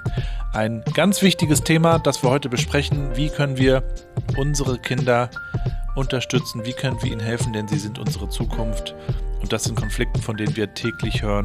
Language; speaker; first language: German; native; German